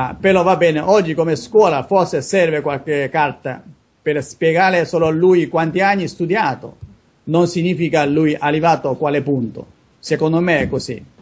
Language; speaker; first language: Italian; non-native, learner; Chinese